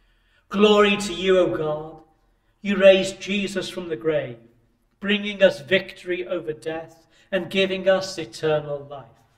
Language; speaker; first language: English; native; English